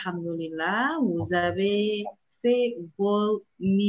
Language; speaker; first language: French; non-native, fluent; Indonesian